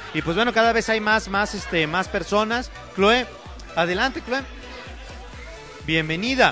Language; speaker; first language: Spanish; native; Spanish